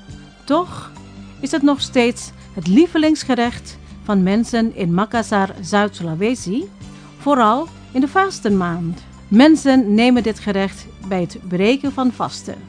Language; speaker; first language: Dutch; non-native, fluent; Indonesian